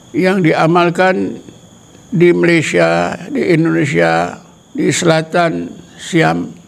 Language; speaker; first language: Malay; non-native, local second language; Javanese